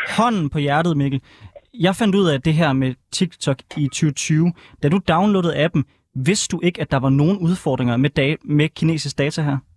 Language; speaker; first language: Danish; native; Danish